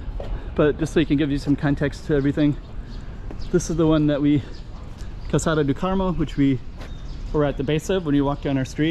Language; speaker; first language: English; native; English